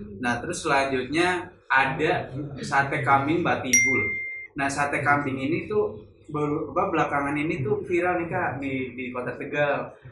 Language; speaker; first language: Indonesian; non-native, local second language; Javanese